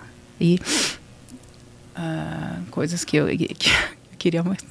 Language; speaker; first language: Portuguese; non-native, learner; Japanese